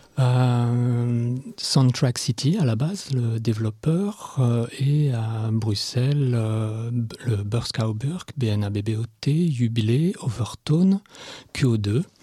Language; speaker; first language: French; native; French